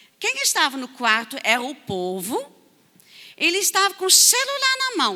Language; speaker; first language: Portuguese; non-native, fluent; Dutch